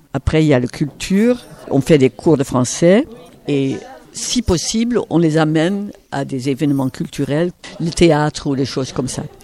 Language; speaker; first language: French; native; French